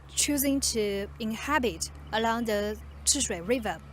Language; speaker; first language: English; non-native, fluent; Chinese